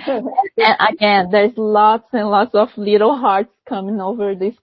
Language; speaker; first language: English; non-native, learner; Portuguese